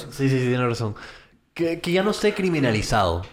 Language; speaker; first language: Spanish; early bilingual, heritage; Spanish